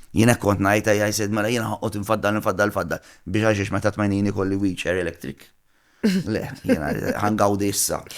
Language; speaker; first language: Maltese; native; Maltese